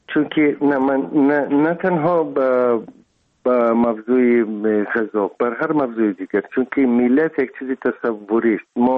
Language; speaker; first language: Persian; non-native, local second language; Russian